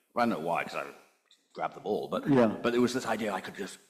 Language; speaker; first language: English; native; English